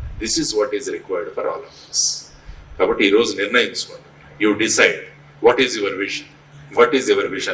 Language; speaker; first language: English; non-native, local second language; Telugu